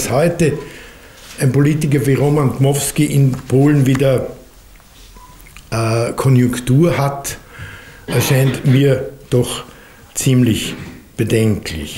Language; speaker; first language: German; native; German